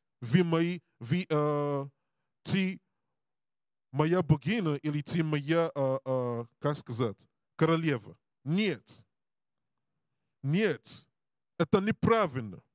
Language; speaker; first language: Russian; non-native, learner; English